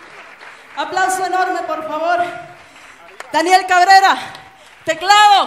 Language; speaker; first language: Spanish; native; Spanish